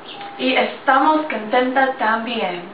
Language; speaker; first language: Spanish; non-native, learner; English